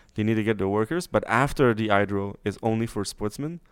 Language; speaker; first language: English; native; English